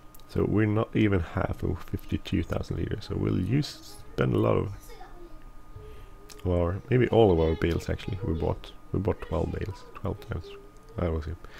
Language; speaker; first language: English; non-native, fluent; Swedish